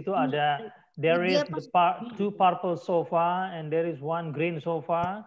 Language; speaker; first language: English; non-native, learner; Indonesian